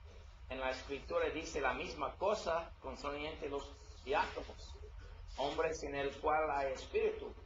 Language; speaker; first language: Spanish; non-native, learner; English